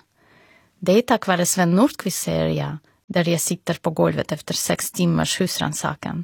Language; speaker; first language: Swedish; non-native, fluent; Russian